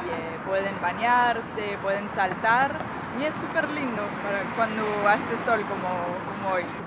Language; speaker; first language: Spanish; non-native, fluent; Danish